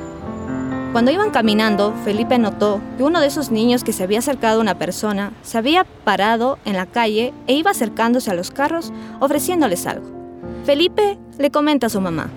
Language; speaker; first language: Spanish; native; Spanish